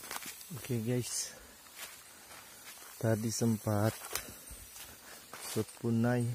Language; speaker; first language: Indonesian; native; Indonesian